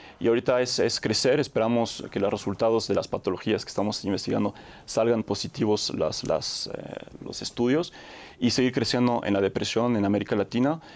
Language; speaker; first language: Spanish; non-native, fluent; French